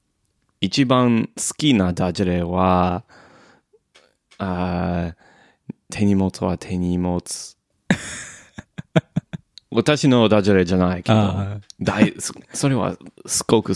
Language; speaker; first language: Japanese; non-native, learner; English